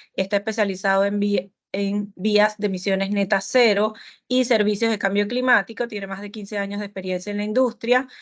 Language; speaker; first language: Spanish; native; Spanish